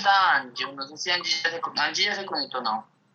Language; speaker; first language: Spanish; native; Spanish